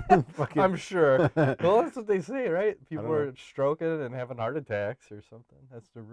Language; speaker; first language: English; native; English